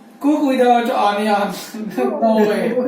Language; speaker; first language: English; non-native, learner; Bangla